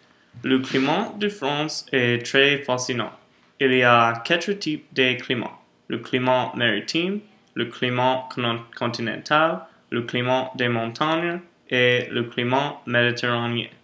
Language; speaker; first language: French; non-native, learner; English